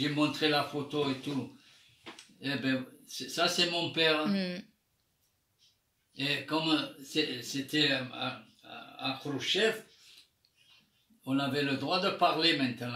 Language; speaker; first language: French; non-native, fluent; Armenian